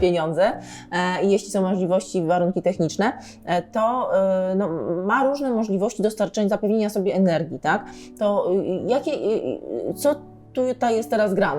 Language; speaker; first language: Polish; native; Polish